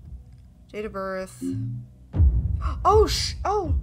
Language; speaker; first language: English; native; English